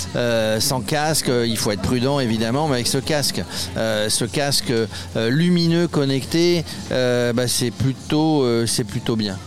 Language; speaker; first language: French; native; French